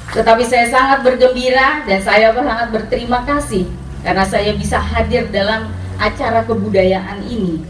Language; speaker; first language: Indonesian; native; Indonesian